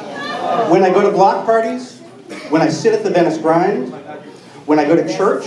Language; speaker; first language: English; native; English